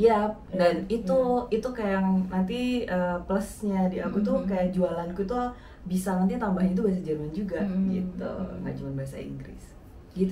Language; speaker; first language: Indonesian; native; Indonesian